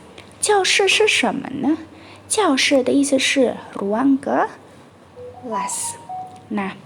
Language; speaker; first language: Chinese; non-native, fluent; Indonesian